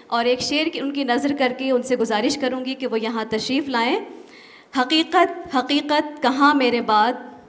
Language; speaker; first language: Urdu; native; Urdu